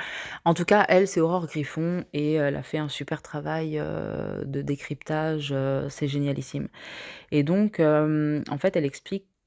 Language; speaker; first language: French; native; French